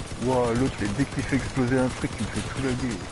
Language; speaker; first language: French; native; French